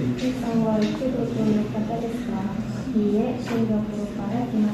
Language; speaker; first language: Japanese; non-native, learner; Indonesian